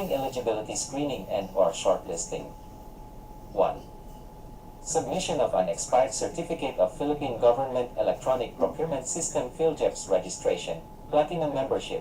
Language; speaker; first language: English; non-native, local second language; Cebuano